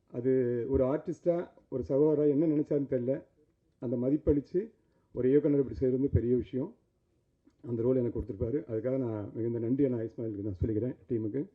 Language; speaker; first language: Tamil; native; Tamil